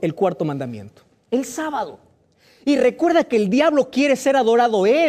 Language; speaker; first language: Spanish; native; Spanish